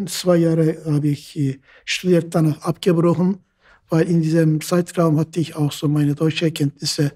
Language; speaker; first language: German; non-native, fluent; Turkish